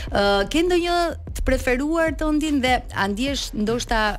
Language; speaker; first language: Albanian; native; Albanian